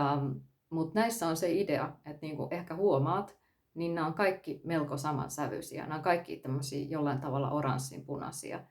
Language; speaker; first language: Finnish; native; Finnish